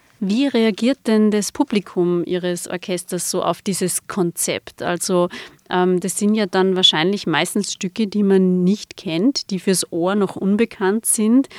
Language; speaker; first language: German; native; German